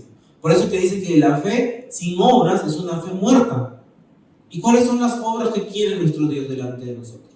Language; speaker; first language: Spanish; native; Spanish